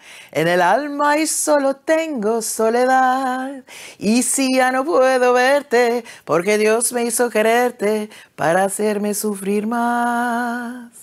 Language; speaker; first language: Spanish; early bilingual, heritage; Ladino